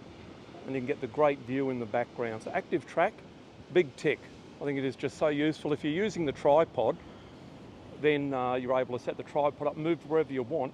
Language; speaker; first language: English; native; English